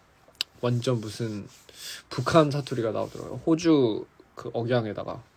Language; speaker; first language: Korean; early bilingual, heritage; English